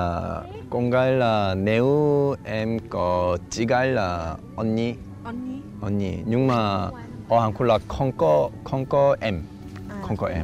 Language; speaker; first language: Vietnamese; non-native, learner; Korean